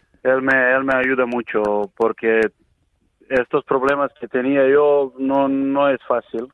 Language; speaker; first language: Spanish; non-native, learner; Serbian